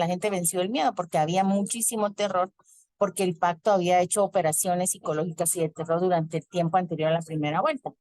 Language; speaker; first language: Spanish; native; Spanish